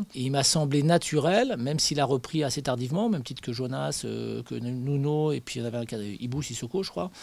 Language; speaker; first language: French; native; French